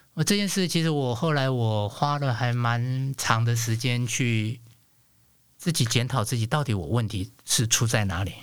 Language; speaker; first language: Chinese; non-native, local second language; Hakka Chinese